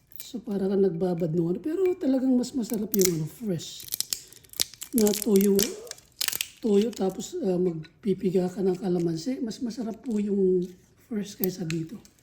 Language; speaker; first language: Filipino; native; Filipino